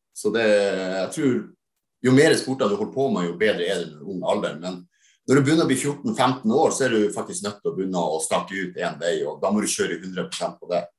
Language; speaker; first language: Norwegian; native; Norwegian